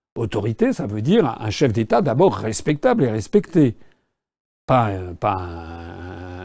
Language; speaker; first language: French; native; French